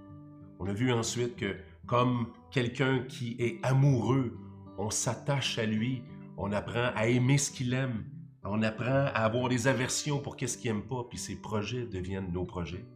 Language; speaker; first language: French; native; French